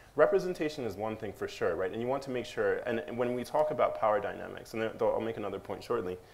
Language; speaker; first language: English; native; English